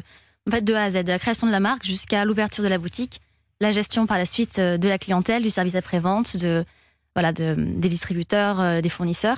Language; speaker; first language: French; native; French